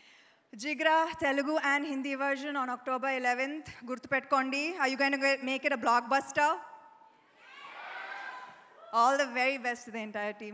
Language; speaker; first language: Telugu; non-native, local second language; Tamil